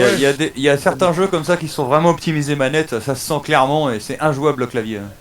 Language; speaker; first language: French; native; French